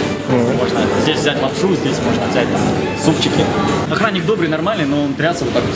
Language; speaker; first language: Russian; native; Russian